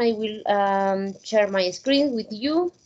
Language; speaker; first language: English; non-native, fluent; Spanish